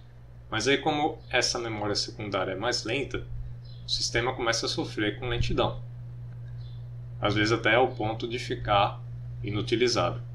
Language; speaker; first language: Portuguese; native; Portuguese